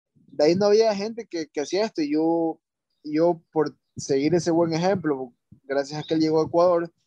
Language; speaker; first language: Spanish; native; Spanish